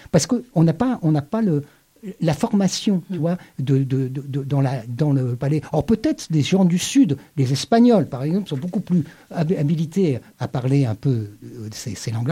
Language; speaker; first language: French; native; French